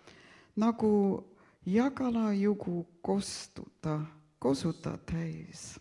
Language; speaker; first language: Estonian; early bilingual, heritage; Estonian